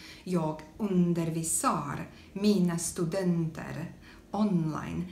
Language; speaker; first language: Swedish; non-native, learner; Slovak